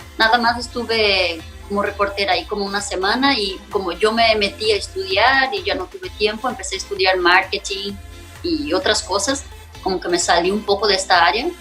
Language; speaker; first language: Spanish; non-native, fluent; Portuguese